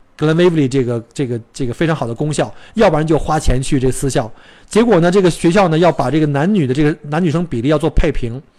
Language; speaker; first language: Chinese; native; Chinese